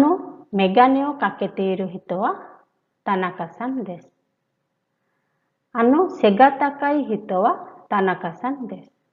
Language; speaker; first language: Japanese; non-native, fluent; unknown